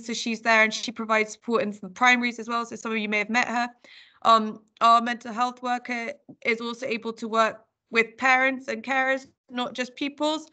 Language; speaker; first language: English; native; English